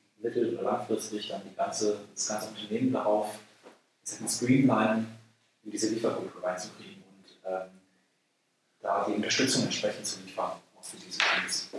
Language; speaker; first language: German; native; German